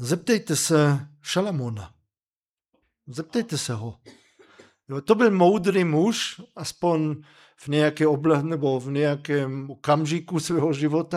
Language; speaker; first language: Czech; non-native, fluent; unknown